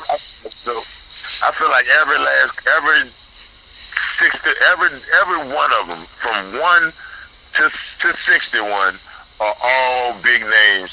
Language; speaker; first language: English; native; English